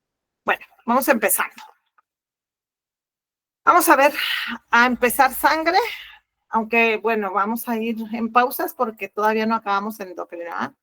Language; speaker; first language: Spanish; native; Spanish